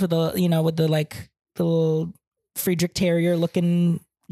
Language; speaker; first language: English; non-native, local second language; Hiligaynon